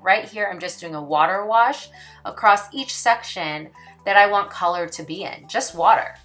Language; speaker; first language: English; native; English